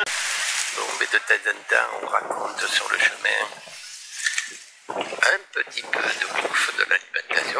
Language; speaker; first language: French; native; French